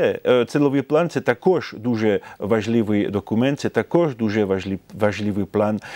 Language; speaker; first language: Ukrainian; non-native, fluent; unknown